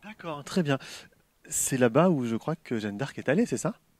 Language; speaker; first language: French; native; French